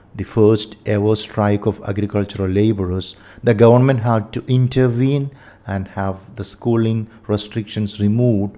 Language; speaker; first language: English; non-native, local second language; Malayalam